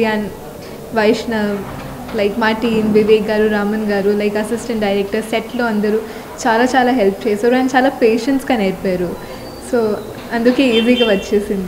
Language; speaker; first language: Telugu; non-native, fluent; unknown